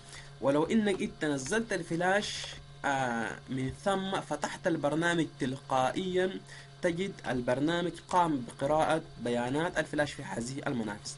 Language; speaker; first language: Arabic; native; Arabic